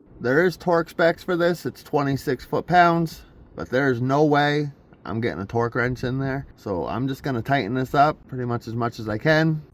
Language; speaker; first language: English; native; English